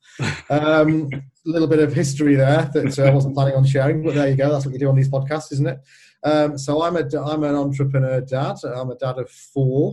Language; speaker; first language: English; native; English